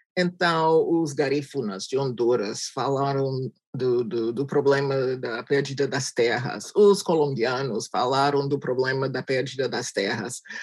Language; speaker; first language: Portuguese; non-native, fluent; English